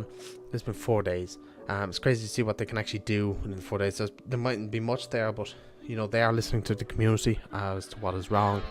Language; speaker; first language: English; native; English